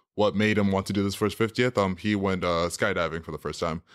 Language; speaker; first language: English; native; English